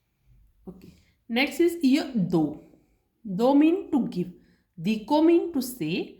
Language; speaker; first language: English; non-native, learner; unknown